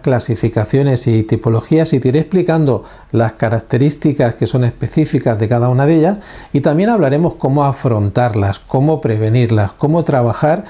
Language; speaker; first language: Spanish; native; Spanish